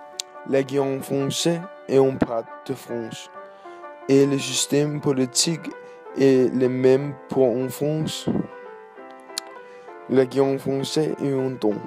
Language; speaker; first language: French; non-native, learner; Danish